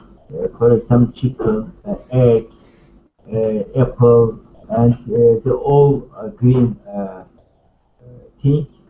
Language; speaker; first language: English; non-native, learner; Turkish